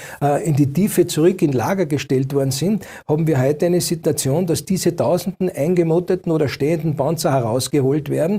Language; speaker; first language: German; native; German